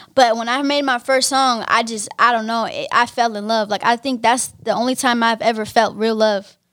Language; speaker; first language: English; native; English